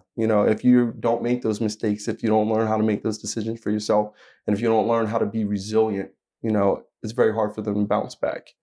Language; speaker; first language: English; native; English